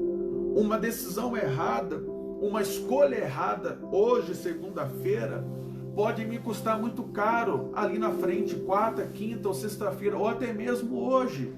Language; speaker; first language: Portuguese; native; Portuguese